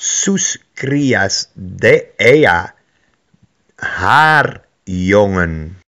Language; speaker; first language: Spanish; non-native, fluent; Dutch